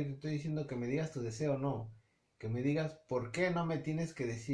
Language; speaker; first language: Spanish; native; Spanish